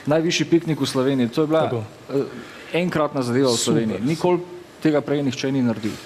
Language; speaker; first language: Slovenian; native; Slovenian